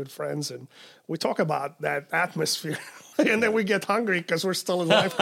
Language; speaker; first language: English; non-native, fluent; Romanian